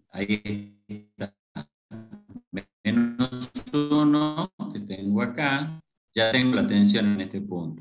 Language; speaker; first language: Spanish; native; Spanish